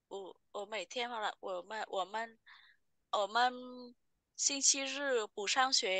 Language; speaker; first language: Chinese; non-native, learner; Vietnamese